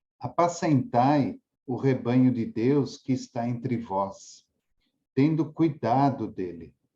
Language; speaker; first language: Portuguese; native; Portuguese